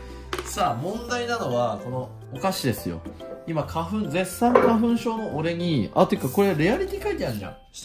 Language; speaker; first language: Japanese; native; Japanese